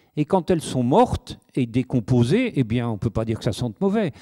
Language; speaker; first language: French; native; French